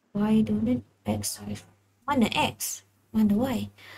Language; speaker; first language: English; non-native, local second language; Malay